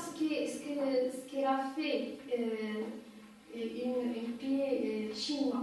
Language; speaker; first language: French; non-native, learner; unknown